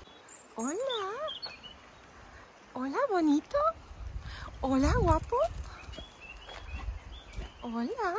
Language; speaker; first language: Spanish; non-native, learner; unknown